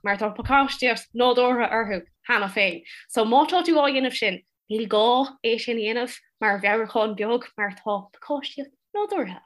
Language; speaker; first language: Irish; non-native, local second language; English